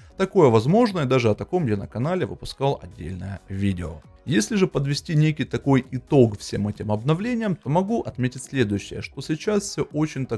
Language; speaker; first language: Russian; native; Russian